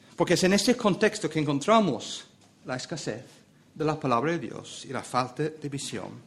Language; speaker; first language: Spanish; non-native, fluent; English